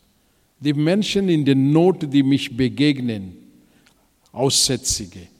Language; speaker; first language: German; non-native, fluent; Telugu